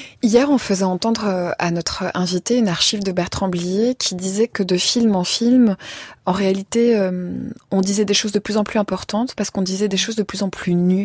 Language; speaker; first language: French; native; French